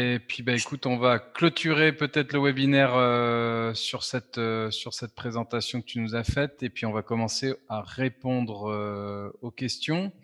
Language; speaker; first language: French; native; French